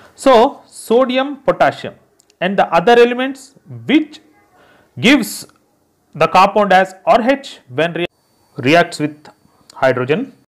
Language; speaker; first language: English; non-native, local second language; Telugu